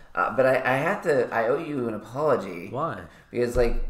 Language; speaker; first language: English; native; English